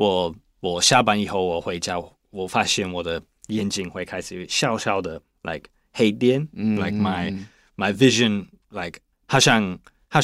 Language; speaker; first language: Chinese; non-native, learner; English